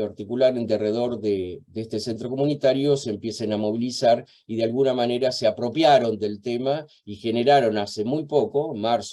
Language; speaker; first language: Spanish; native; Spanish